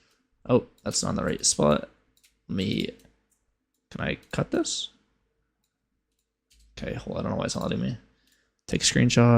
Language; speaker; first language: English; native; English